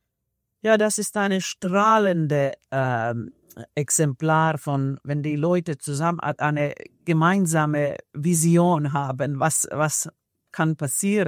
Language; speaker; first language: German; non-native, fluent; Finnish